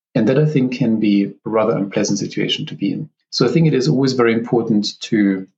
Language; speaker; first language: English; non-native, fluent; German